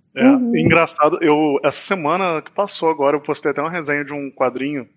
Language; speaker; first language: Portuguese; native; Portuguese